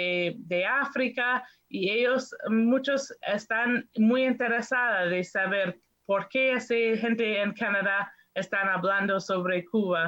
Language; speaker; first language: Spanish; non-native, fluent; English